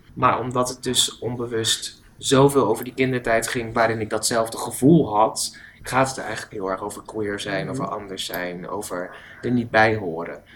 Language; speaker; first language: Dutch; native; Dutch